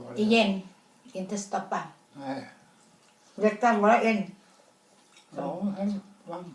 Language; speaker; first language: Swedish; non-native, learner; Thai